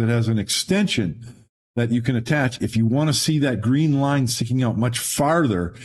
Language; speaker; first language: English; native; English